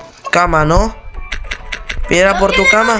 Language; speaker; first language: Spanish; native; Spanish